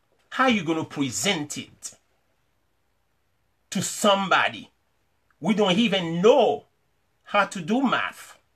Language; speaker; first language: English; non-native, fluent; Haitian Creole